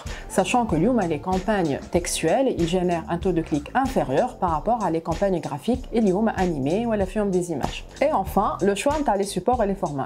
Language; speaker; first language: French; non-native, local second language; Arabic